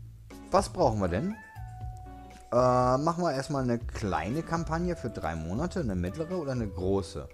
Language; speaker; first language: German; native; German